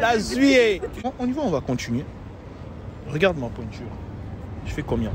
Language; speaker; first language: French; native; French